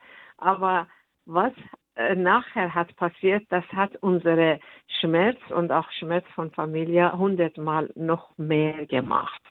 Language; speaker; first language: German; non-native, fluent; Persian